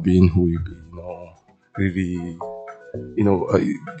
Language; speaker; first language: English; non-native, local second language; Igbo